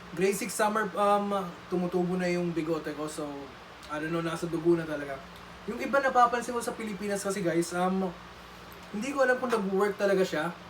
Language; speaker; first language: Filipino; early bilingual, other home language; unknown